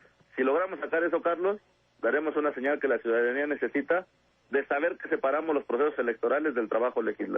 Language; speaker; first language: Spanish; native; Spanish